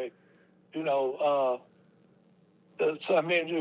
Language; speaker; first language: English; native; English